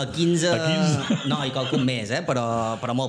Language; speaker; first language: Catalan; native; Catalan